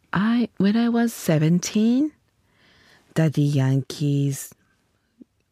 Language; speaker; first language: English; non-native, learner; Japanese